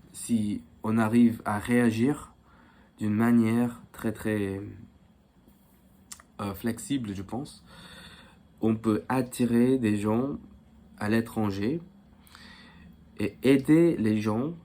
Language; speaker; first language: French; non-native, fluent; Korean